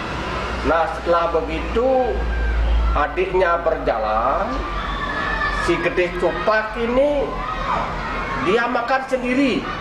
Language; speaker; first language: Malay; non-native, local second language; Balinese